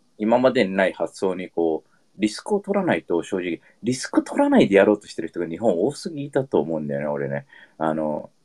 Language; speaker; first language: Japanese; early bilingual, heritage; Japanese